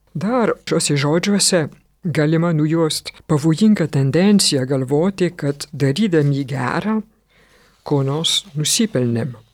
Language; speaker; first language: Lithuanian; non-native, fluent; French